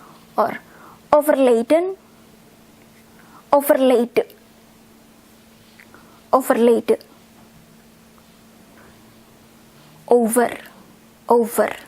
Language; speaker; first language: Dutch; non-native, fluent; Indonesian